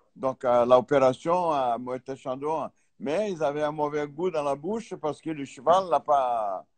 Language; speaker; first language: French; non-native, fluent; Portuguese